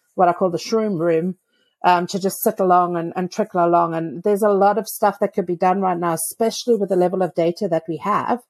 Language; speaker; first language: English; native; English